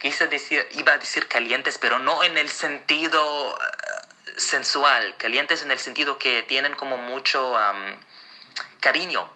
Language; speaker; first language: Spanish; non-native, fluent; Arabic